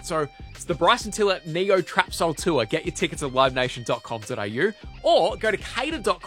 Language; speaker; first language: English; native; English